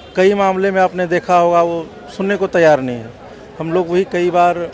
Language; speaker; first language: Hindi; native; Hindi